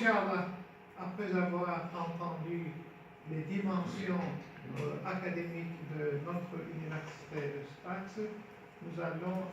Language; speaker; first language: French; non-native, fluent; Turkish